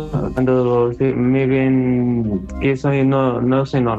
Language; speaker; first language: Spanish; non-native, learner; Arabic